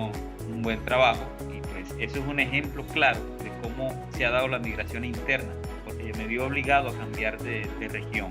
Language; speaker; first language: Spanish; native; Spanish